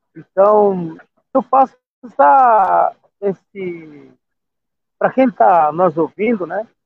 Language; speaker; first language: Portuguese; non-native, local second language; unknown